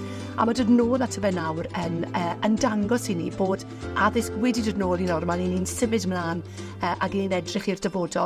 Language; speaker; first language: Welsh; native; Welsh